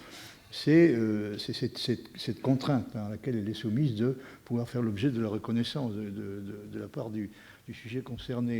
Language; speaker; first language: French; native; French